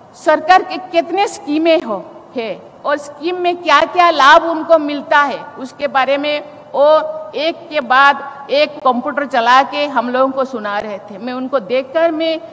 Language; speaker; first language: Hindi; non-native, local second language; Santali